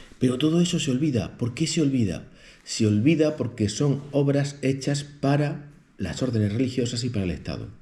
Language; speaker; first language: Spanish; native; Spanish